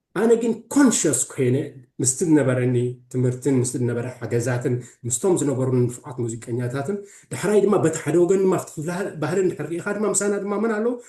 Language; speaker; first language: Tigrinya; early bilingual, heritage; Tigrinya